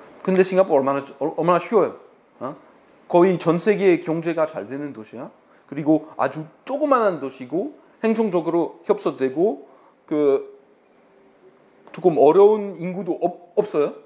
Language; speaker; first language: Korean; non-native, fluent; French